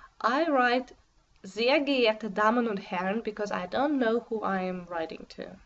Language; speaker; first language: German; non-native, fluent; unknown